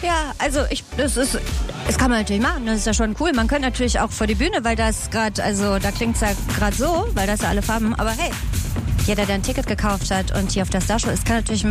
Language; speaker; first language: German; native; German